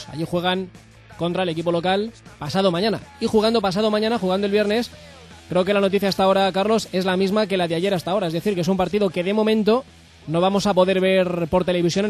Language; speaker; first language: Spanish; native; Spanish